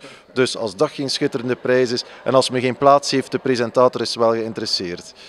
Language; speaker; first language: Dutch; native; Dutch